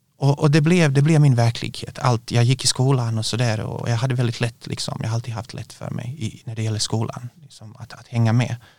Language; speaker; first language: Swedish; non-native, fluent; Bosnian